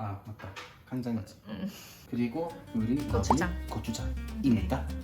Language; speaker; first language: Korean; non-native, learner; Swedish